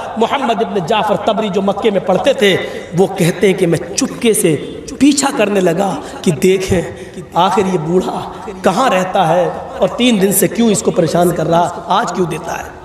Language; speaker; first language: Urdu; native; Urdu